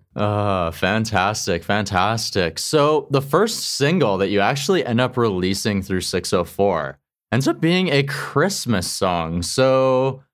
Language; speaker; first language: English; native; English